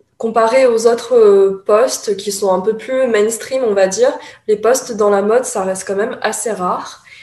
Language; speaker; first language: French; early bilingual, other home language; Chinese